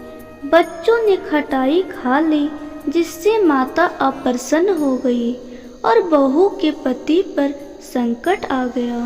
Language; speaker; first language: Hindi; native; Hindi